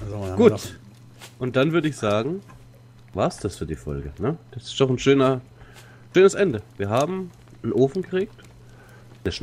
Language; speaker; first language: German; native; German